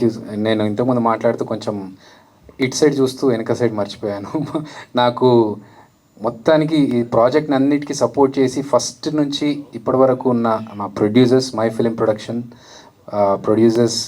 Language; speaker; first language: Telugu; native; Telugu